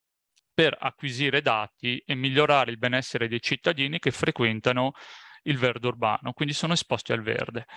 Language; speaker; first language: Italian; native; Italian